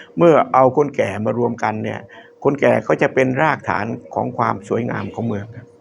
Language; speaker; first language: Thai; native; Thai